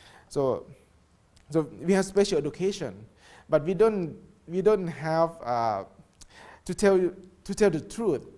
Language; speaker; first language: English; non-native, learner; Thai